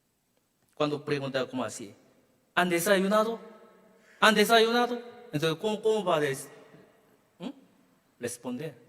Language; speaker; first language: Spanish; non-native, learner; Korean